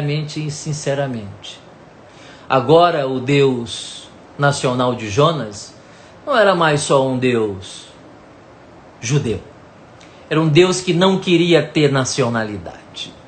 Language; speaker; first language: Portuguese; native; Portuguese